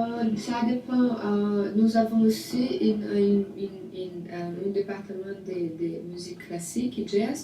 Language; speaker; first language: French; non-native, learner; Portuguese